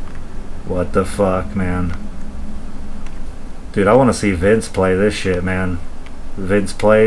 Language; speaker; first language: English; native; English